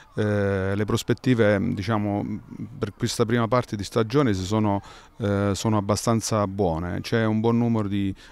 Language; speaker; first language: Italian; native; Italian